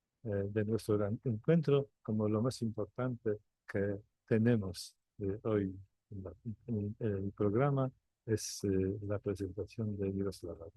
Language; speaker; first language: Spanish; non-native, fluent; Polish